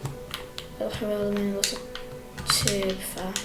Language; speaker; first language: Welsh; native; Welsh